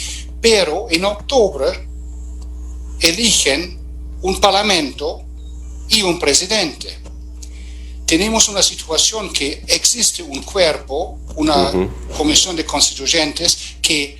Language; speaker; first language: Spanish; non-native, fluent; German